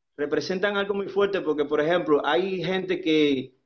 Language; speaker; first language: Spanish; native; Spanish